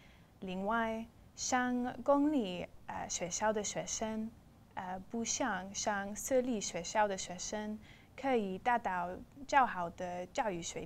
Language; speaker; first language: Chinese; non-native, learner; English